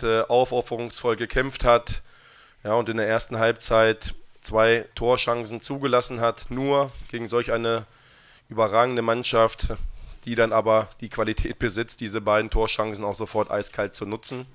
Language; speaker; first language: German; native; German